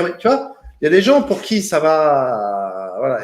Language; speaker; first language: French; native; French